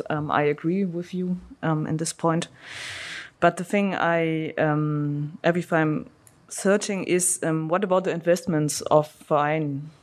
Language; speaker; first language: English; non-native, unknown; German